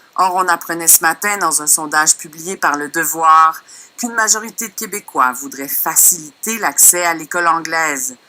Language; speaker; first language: French; native; French